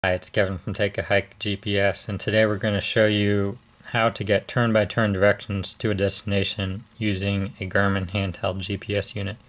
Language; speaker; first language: English; native; English